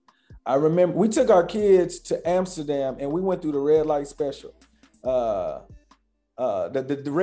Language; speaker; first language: English; native; English